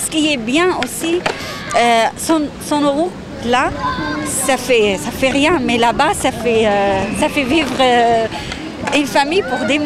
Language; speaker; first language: French; non-native, fluent; Arabic